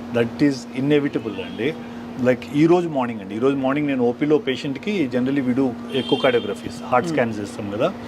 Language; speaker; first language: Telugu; native; Telugu